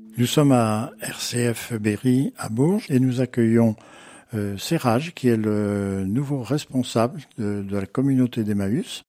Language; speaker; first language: French; native; French